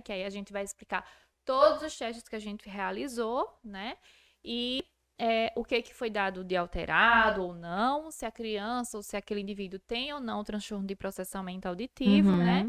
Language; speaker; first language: Portuguese; native; Portuguese